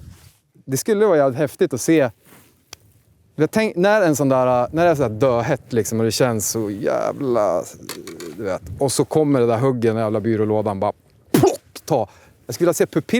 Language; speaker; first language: Swedish; native; Swedish